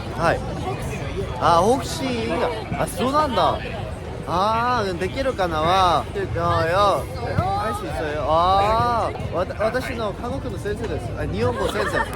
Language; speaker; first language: Japanese; non-native, learner; Korean